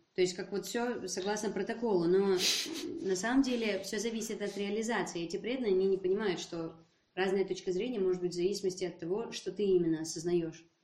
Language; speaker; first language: Russian; native; Russian